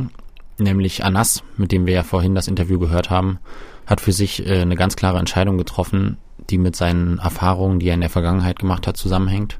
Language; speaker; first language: German; native; German